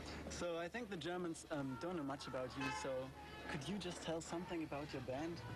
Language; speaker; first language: English; non-native, fluent; German